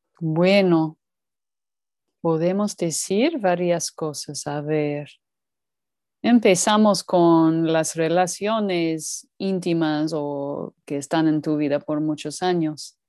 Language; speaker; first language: Spanish; non-native, learner; English